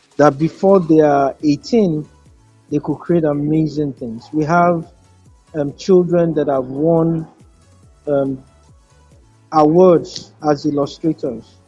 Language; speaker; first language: English; non-native, local second language; Yoruba